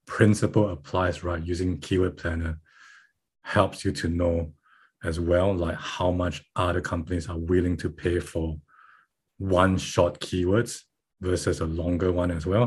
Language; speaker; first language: English; non-native, local second language; Chinese